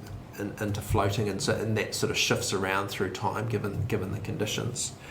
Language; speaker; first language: English; native; English